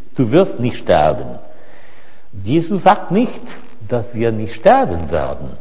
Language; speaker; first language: German; non-native, fluent; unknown